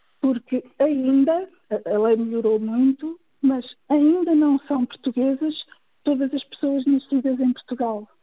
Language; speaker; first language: Portuguese; native; Portuguese